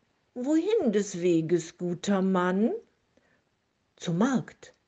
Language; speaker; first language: German; native; German